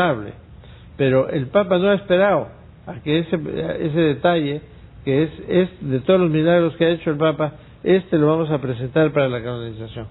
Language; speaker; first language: Spanish; native; Spanish